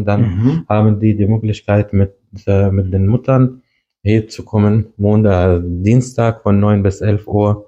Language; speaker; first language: German; non-native, fluent; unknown